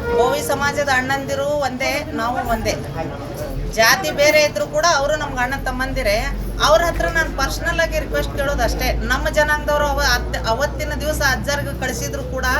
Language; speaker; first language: Kannada; non-native, local second language; Lambadi